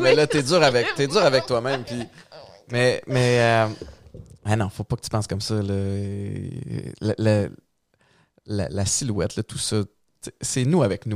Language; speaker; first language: French; native; French